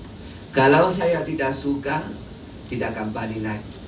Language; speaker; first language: Indonesian; non-native, learner; Greek